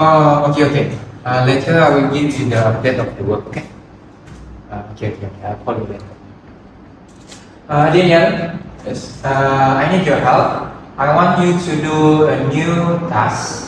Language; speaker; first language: English; non-native, fluent; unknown